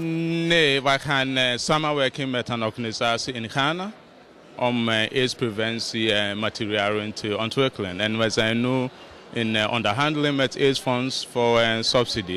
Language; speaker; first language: Dutch; non-native, fluent; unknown